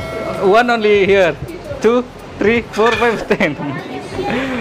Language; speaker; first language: English; non-native, learner; Indonesian